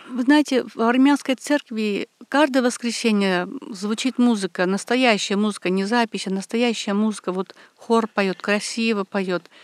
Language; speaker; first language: Russian; non-native, local second language; Armenian